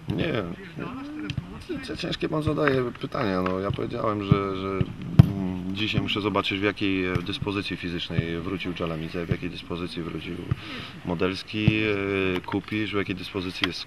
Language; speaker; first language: Polish; native; Polish